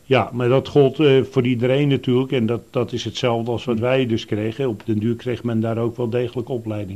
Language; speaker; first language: Dutch; native; Dutch